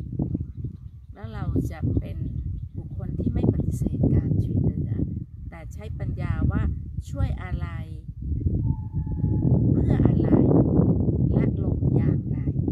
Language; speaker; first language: Thai; native; Thai